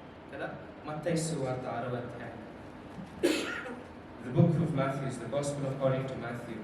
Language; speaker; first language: English; non-native, local second language; Telugu